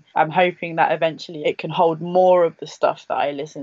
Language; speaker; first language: English; native; English